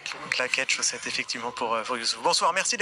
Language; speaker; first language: French; native; French